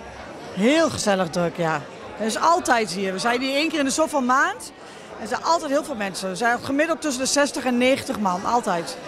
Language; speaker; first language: Dutch; native; Dutch